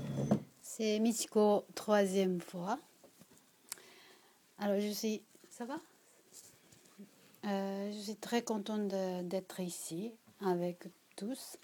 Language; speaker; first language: French; non-native, learner; Japanese